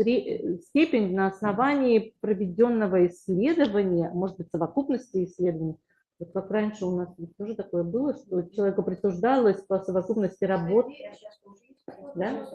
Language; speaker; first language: Russian; native; Russian